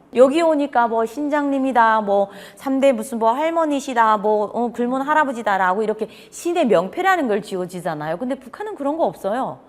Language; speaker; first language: Korean; native; Korean